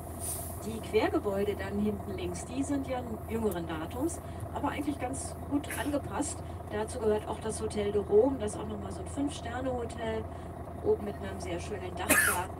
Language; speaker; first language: German; native; German